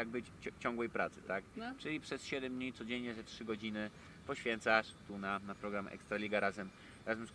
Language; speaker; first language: Polish; native; Polish